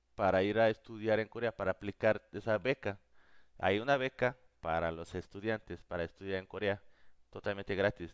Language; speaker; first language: Spanish; non-native, fluent; Korean